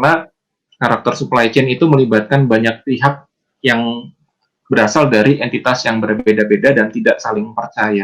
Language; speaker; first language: Indonesian; native; Indonesian